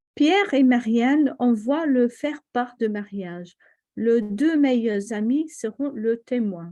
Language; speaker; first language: French; non-native, fluent; English